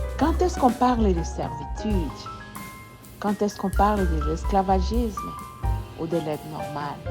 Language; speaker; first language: French; non-native, local second language; Lingala